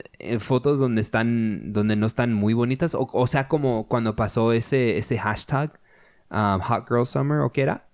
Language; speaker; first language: Spanish; early bilingual, heritage; Spanish